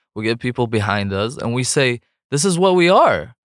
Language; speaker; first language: English; non-native, fluent; Arabic